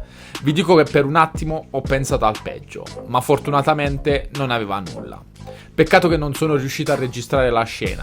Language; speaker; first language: Italian; native; Italian